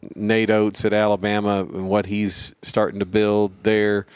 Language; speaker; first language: English; native; English